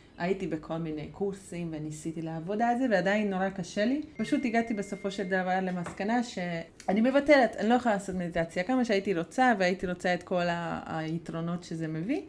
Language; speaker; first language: Hebrew; non-native, fluent; Hungarian